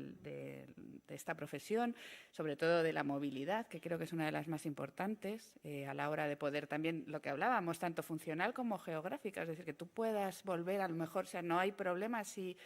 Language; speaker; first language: Spanish; native; Spanish